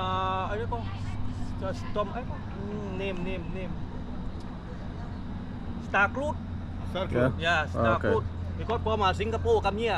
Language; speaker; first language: English; non-native, learner; Thai